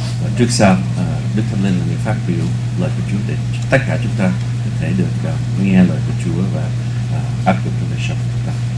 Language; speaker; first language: Vietnamese; early bilingual, heritage; Vietnamese